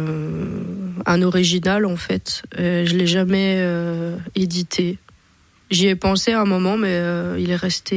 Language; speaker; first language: French; native; French